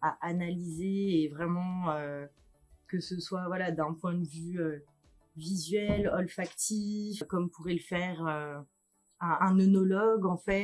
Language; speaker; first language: French; native; French